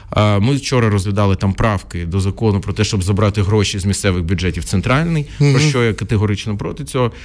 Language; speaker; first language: Ukrainian; non-native, local second language; Russian